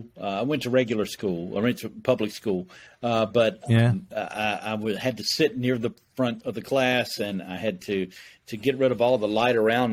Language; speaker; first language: English; native; English